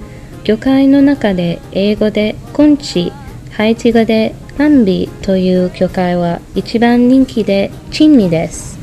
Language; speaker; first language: Japanese; non-native, learner; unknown